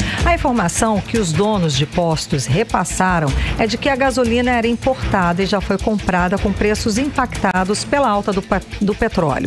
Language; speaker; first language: Portuguese; native; Portuguese